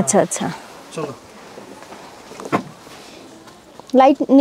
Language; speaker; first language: Hindi; non-native, learner; Bangla